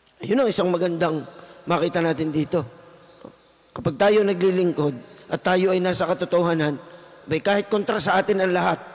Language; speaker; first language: Filipino; native; Filipino